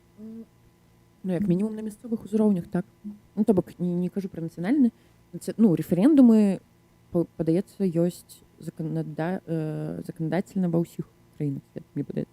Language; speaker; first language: Belarusian; non-native, local second language; Russian